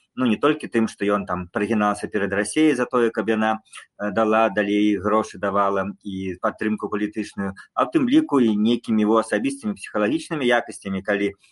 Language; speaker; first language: Belarusian; non-native, local second language; Russian